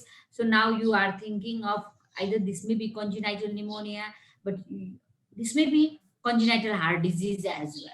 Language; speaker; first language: English; non-native, local second language; Nepali